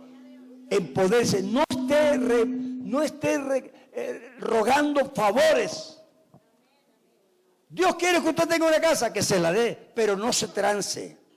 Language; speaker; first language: Spanish; native; Spanish